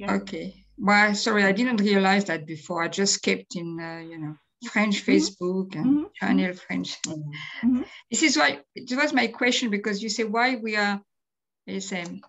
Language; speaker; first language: English; non-native, fluent; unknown